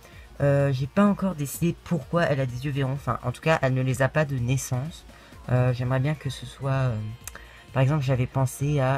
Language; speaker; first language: French; native; French